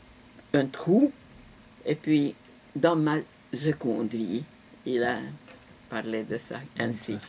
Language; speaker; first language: French; non-native, fluent; Hungarian